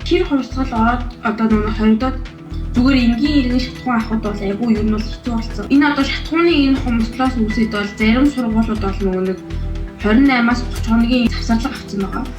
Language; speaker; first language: Mongolian; native; Mongolian